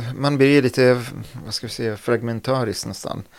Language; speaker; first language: Swedish; non-native, fluent; Persian